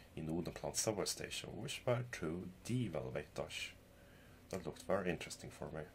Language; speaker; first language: English; non-native, fluent; Swedish